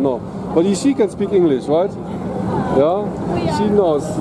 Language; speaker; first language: English; non-native, fluent; German